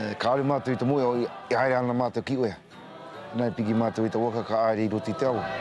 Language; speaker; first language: Māori; native; Māori